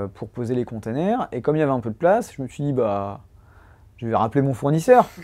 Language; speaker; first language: French; native; French